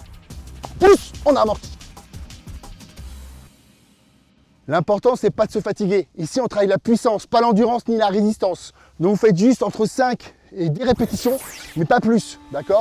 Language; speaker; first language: French; native; French